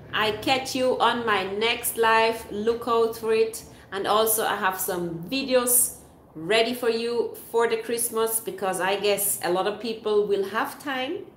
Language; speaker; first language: English; non-native, fluent; Swiss German